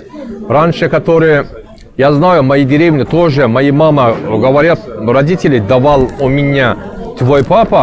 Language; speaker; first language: Russian; non-native, learner; Turkish